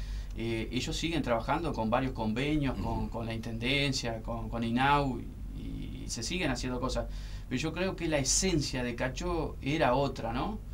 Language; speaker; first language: Spanish; native; Spanish